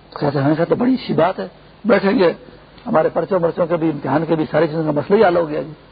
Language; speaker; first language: Urdu; non-native, local second language; Pashto